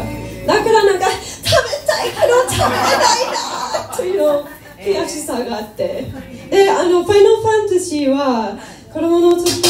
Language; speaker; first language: Japanese; non-native, fluent; English